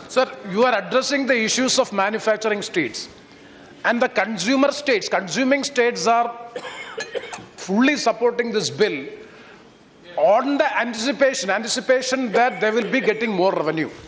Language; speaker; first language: English; non-native, local second language; Malayalam